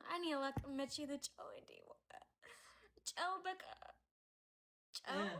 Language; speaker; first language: Amharic; early bilingual, heritage; English